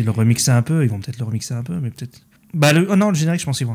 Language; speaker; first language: French; native; French